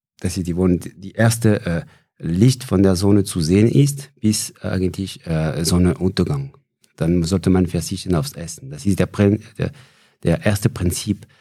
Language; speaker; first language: German; non-native, fluent; French